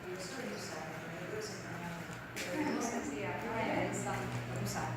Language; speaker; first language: Spanish; non-native, learner; Russian